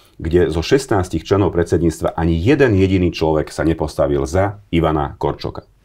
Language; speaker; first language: Slovak; non-native, local second language; Hungarian